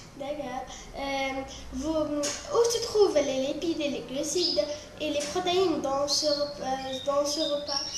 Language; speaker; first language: French; non-native, learner; Arabic